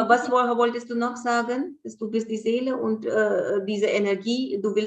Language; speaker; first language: German; non-native, fluent; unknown